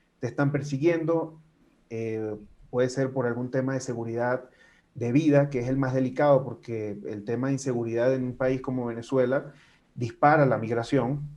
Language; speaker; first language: Spanish; native; Spanish